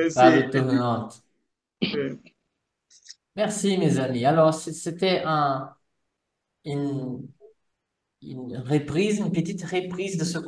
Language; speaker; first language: French; non-native, fluent; Portuguese